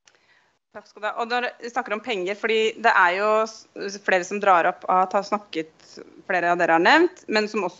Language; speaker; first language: Norwegian; native; Norwegian